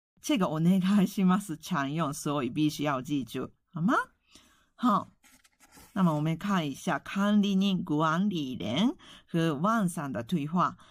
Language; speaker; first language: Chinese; non-native, fluent; Japanese